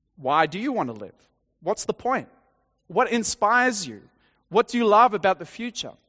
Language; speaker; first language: English; native; English